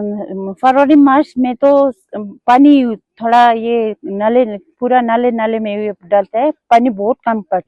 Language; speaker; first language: Hindi; non-native, local second language; Ladakhi